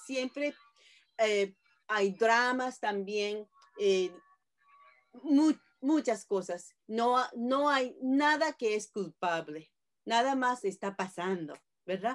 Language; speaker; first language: Spanish; non-native, fluent; Japanese